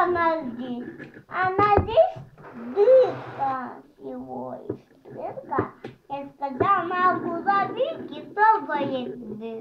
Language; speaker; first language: Russian; native; Russian